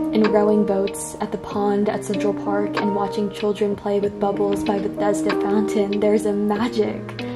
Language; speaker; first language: English; native; English